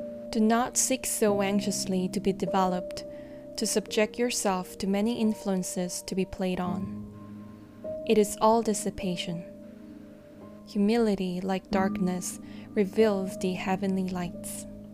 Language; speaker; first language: English; non-native, fluent; Korean